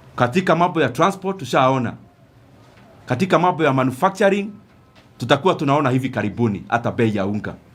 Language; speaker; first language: Swahili; non-native, local second language; Kikuyu